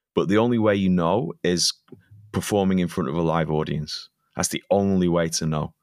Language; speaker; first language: English; native; English